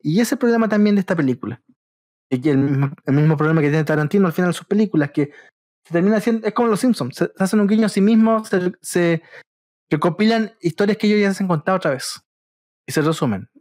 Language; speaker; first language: Spanish; native; Spanish